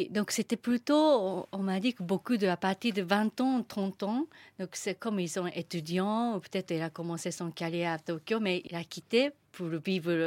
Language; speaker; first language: French; non-native, learner; Japanese